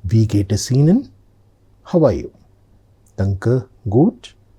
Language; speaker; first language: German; non-native, fluent; Telugu